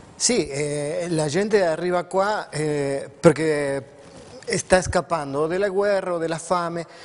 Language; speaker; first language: Italian; non-native, fluent; Spanish